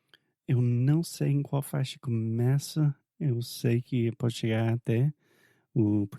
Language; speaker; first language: Portuguese; non-native, fluent; English